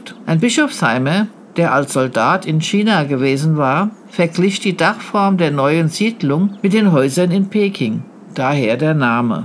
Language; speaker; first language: German; native; German